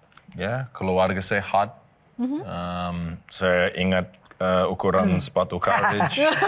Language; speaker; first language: Indonesian; non-native, learner; English